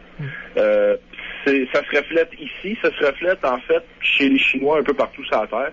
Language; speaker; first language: French; native; French